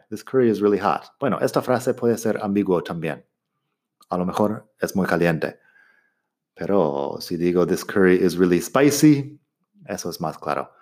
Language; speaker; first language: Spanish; non-native, fluent; English